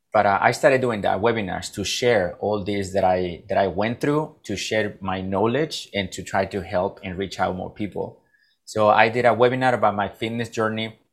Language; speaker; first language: English; non-native, fluent; Spanish